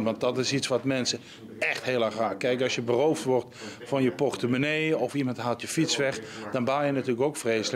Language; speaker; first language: Dutch; native; Dutch